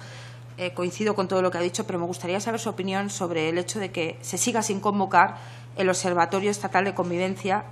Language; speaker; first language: Spanish; native; Spanish